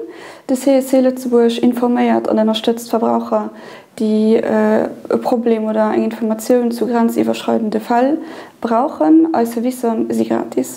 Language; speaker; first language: German; non-native, local second language; Luxembourgish